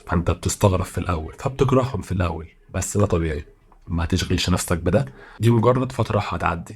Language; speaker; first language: Arabic; native; Arabic